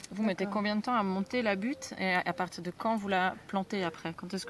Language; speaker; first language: French; native; French